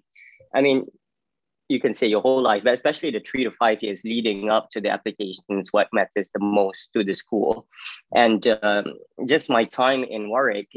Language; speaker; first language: English; non-native, local second language; Malay